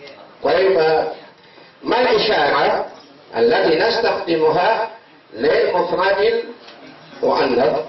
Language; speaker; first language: Arabic; non-native, fluent; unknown